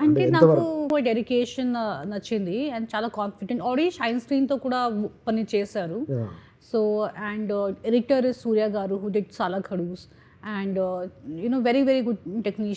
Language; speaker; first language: Telugu; non-native, learner; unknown